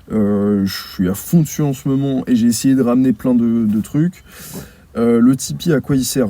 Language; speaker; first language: French; native; French